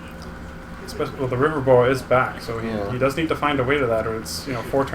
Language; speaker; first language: English; native; English